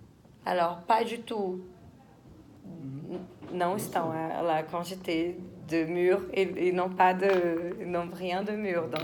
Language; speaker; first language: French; non-native, fluent; Portuguese